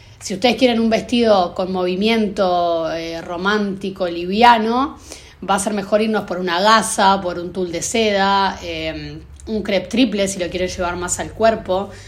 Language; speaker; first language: Spanish; native; Spanish